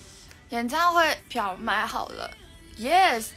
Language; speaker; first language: Chinese; non-native, learner; Mongolian